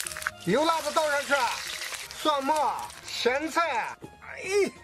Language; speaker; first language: Chinese; native; Chinese